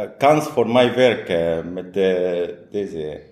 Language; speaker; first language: Dutch; non-native, learner; Arabic